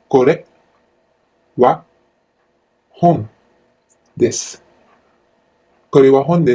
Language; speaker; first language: Japanese; non-native, learner; Filipino